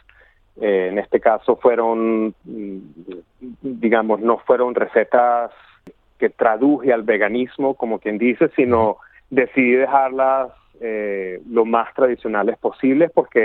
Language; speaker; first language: Spanish; native; Spanish